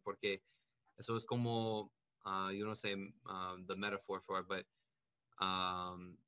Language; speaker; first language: Spanish; non-native, learner; English